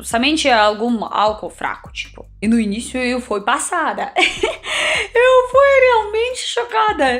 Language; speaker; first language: Portuguese; non-native, fluent; Russian